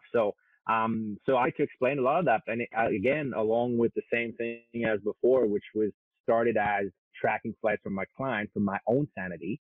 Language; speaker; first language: English; non-native, fluent; French